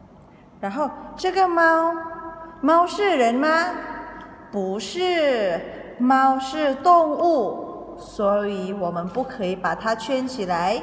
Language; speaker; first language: Chinese; early bilingual, heritage; Indonesian